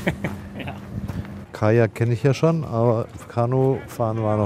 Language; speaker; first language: German; native; German